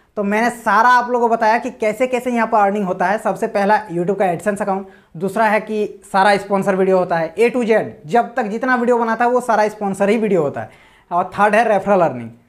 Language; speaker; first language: Hindi; native; Hindi